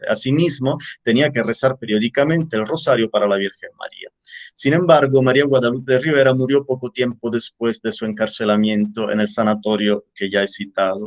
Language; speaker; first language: Spanish; native; Spanish